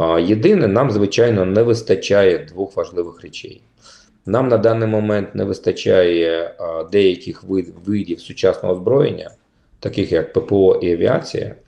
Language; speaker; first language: Ukrainian; native; Ukrainian